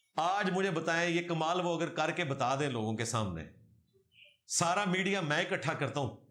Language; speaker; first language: Urdu; non-native, local second language; Punjabi